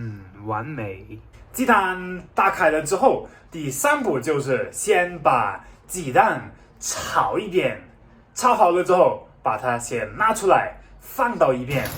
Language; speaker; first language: Chinese; non-native, fluent; German